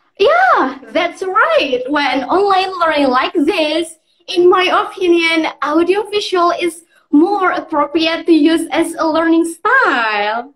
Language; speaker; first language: English; non-native, learner; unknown